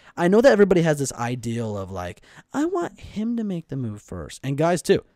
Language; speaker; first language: English; native; English